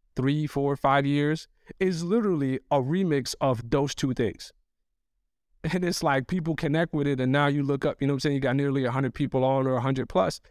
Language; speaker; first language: English; early bilingual, other home language; Arabic